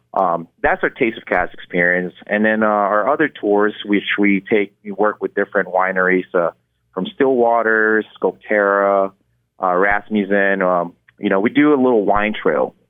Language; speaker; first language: English; non-native, local second language; Filipino